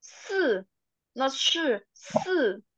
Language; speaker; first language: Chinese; non-native, fluent; Indonesian